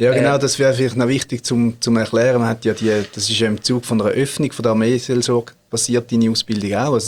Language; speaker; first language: German; native; German